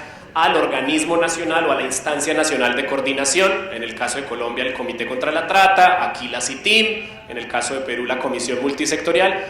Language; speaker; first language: Spanish; native; Spanish